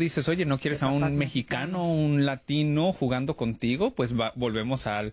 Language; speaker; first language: Spanish; early bilingual, heritage; Spanish